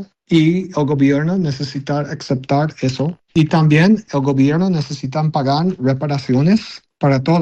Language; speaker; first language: Spanish; non-native, learner; English